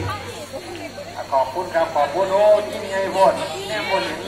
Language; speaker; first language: Thai; non-native, local second language; Northeastern Thai